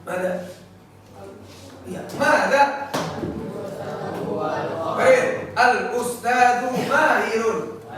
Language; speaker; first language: Arabic; non-native, learner; Indonesian